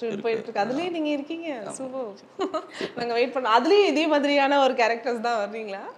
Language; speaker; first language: Tamil; native; Tamil